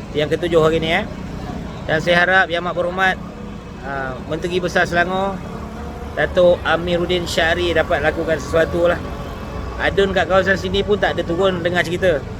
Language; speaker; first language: Malay; native; Malay